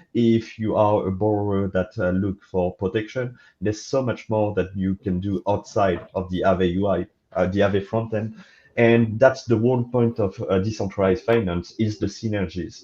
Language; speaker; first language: English; non-native, fluent; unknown